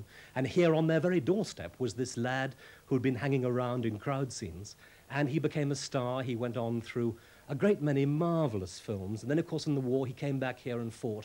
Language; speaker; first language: English; native; English